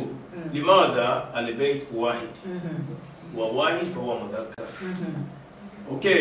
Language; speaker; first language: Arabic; non-native, fluent; Malay